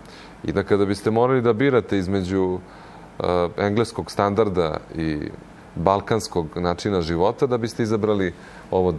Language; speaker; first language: Croatian; native; Croatian